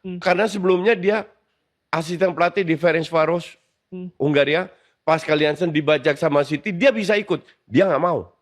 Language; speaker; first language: Indonesian; non-native, fluent; Dutch